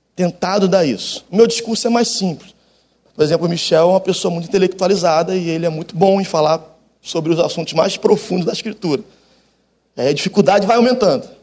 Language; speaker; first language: Portuguese; native; Portuguese